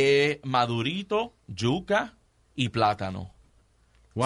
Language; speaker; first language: Spanish; early bilingual, heritage; Spanish